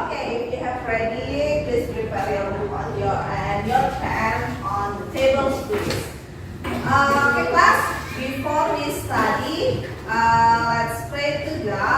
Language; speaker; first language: English; non-native, fluent; Indonesian